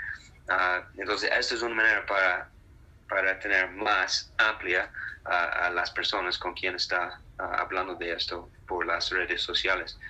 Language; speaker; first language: Spanish; non-native, fluent; English